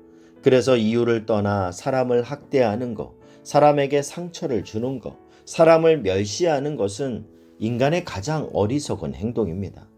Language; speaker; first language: Korean; native; Korean